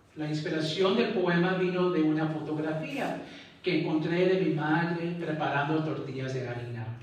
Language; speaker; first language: Spanish; early bilingual, heritage; Spanish